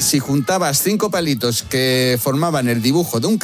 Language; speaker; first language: Spanish; native; Spanish